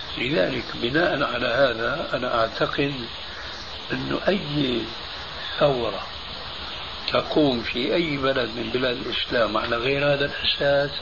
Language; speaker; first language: Arabic; early bilingual, other home language; Albanian